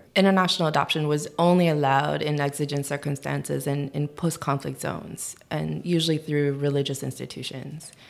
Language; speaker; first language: English; early bilingual, other home language; Korean